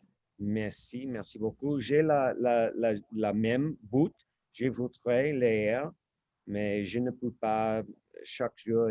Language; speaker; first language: French; non-native, learner; English